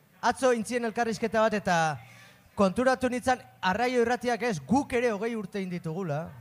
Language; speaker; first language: Basque; native; Basque